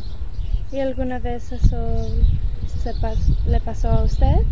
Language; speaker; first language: Spanish; early bilingual, heritage; Spanish